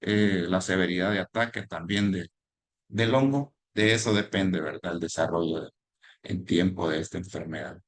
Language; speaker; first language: Spanish; native; Spanish